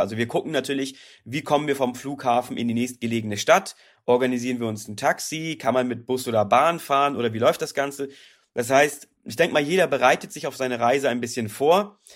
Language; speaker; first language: German; native; German